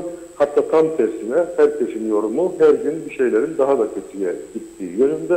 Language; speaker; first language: Turkish; native; Turkish